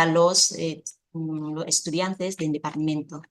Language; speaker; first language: Spanish; non-native, fluent; Vietnamese